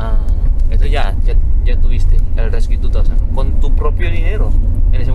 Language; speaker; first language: Spanish; non-native, fluent; Min Nan Chinese